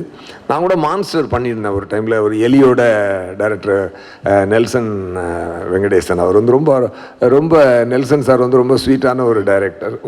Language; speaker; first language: Tamil; native; Tamil